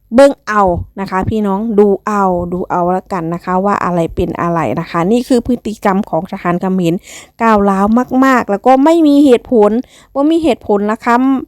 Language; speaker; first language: Thai; non-native, local second language; Northeastern Thai